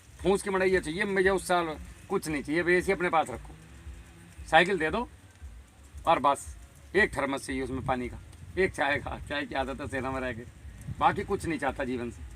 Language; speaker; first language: Hindi; native; Hindi